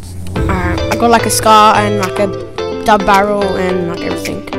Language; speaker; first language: English; native; English